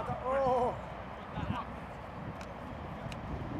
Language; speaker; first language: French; non-native, fluent; English